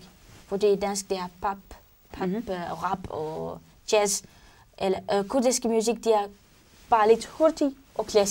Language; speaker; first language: Danish; non-native, learner; Arabic